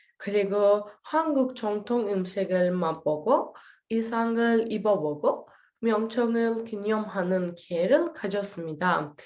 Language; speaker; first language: Korean; non-native, learner; Turkish